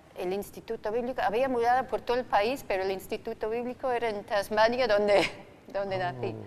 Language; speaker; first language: Spanish; non-native, fluent; English